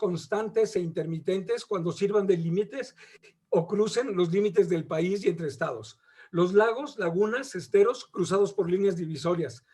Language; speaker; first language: Spanish; native; Spanish